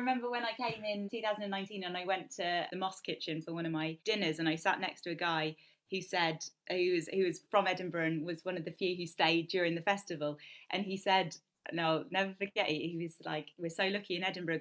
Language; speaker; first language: English; native; English